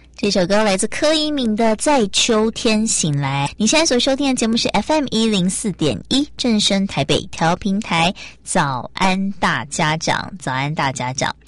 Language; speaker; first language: Chinese; native; Chinese